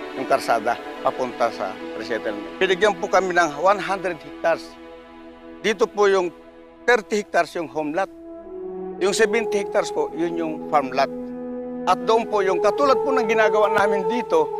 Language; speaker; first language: Filipino; non-native, local second language; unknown